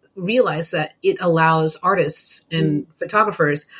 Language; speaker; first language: English; native; English